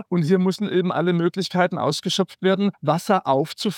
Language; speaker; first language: German; native; German